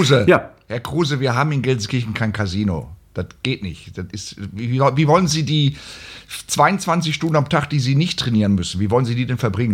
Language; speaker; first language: German; native; German